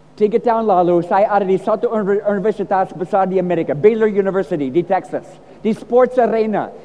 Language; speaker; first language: Indonesian; non-native, fluent; English